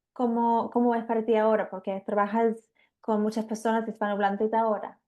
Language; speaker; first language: Spanish; non-native, fluent; English